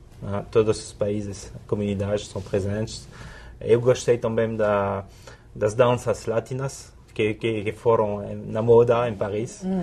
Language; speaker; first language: Portuguese; non-native, fluent; French